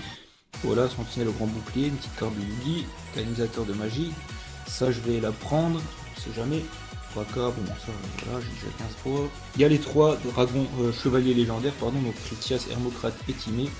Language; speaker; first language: French; native; French